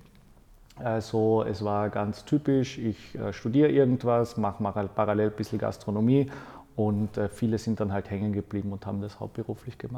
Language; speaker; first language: German; native; German